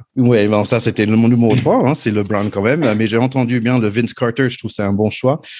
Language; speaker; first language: French; non-native, fluent; English